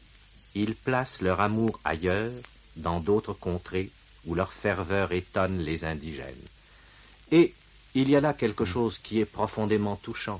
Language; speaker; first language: French; native; French